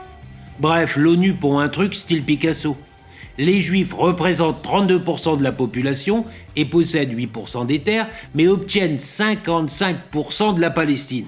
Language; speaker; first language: French; native; French